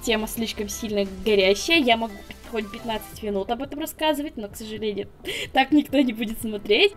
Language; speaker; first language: Russian; native; Russian